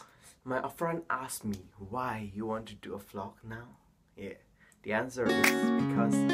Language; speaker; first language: English; non-native, learner; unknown